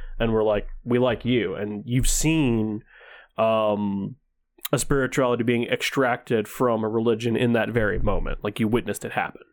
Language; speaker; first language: English; early bilingual, other home language; Danish